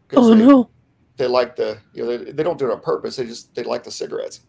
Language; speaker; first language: English; native; English